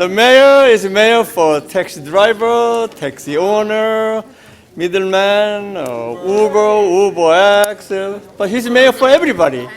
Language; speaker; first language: English; non-native, fluent; Korean